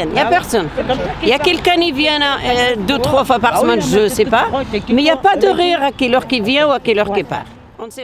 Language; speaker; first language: French; non-native, learner; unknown